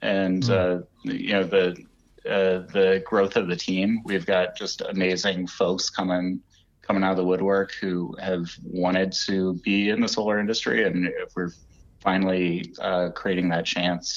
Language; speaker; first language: English; native; English